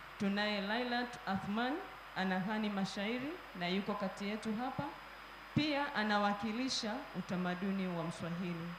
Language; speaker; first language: Swahili; native; Swahili